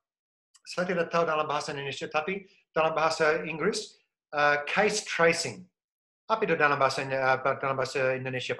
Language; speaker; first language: Indonesian; non-native, fluent; English